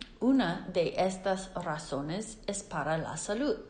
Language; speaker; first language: Spanish; non-native, fluent; English